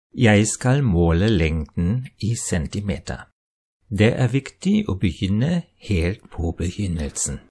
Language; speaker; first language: Norwegian; non-native, fluent; German